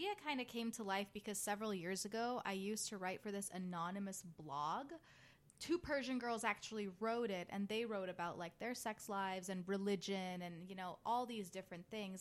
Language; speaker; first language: English; native; English